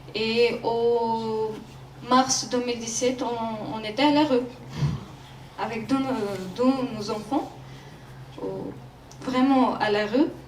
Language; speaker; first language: French; non-native, learner; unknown